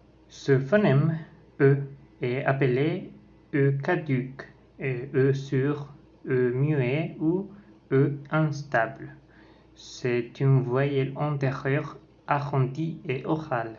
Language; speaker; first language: French; non-native, learner; Spanish